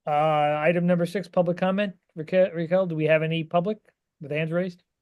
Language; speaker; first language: English; native; English